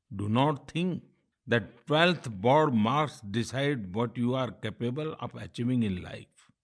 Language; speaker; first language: English; non-native, local second language; Hindi